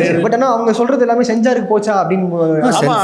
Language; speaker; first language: Tamil; native; Tamil